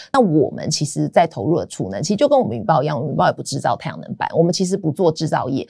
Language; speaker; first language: Chinese; native; Chinese